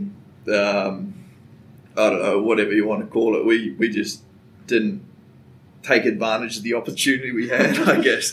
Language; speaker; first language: English; native; English